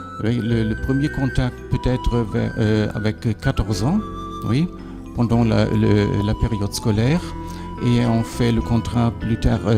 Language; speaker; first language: French; non-native, fluent; German